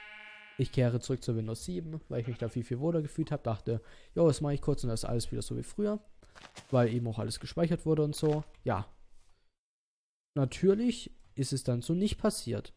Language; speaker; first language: German; native; German